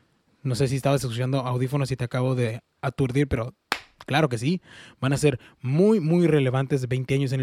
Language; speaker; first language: Spanish; early bilingual, heritage; Spanish